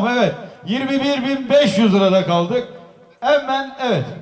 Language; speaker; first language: Turkish; native; Turkish